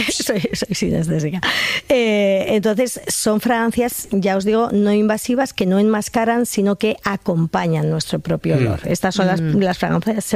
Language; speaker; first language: Spanish; native; Spanish